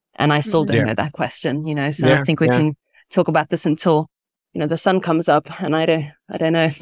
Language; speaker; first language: English; early bilingual, other home language; Italian